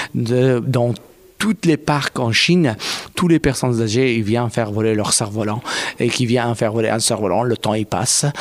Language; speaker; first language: French; non-native, fluent; Persian